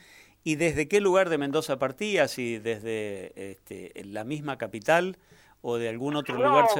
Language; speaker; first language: Spanish; native; Spanish